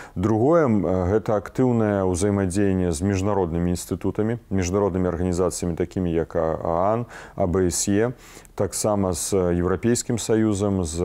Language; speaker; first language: Belarusian; native; Belarusian